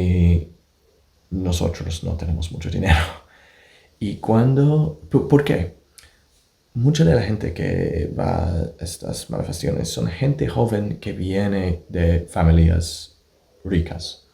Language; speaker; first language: Spanish; non-native, fluent; English